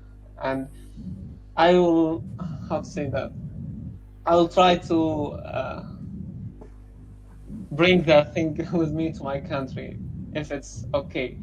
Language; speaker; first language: English; non-native, learner; Arabic